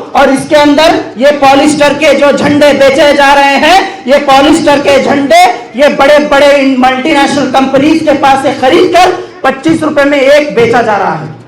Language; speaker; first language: Hindi; non-native, local second language; Urdu